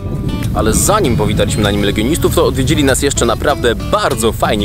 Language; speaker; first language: Polish; native; Polish